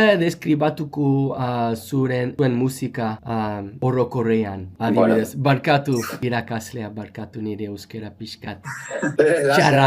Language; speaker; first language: Basque; non-native, learner; English